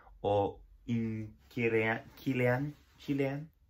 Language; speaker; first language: Spanish; non-native, learner; French